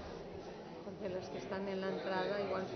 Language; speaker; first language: Spanish; native; Spanish